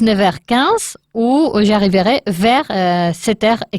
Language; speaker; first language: French; non-native, learner; Spanish